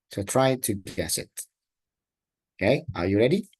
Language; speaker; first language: English; non-native, local second language; Indonesian